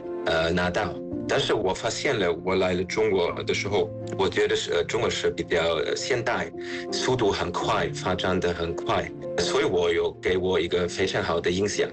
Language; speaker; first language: Chinese; non-native, fluent; German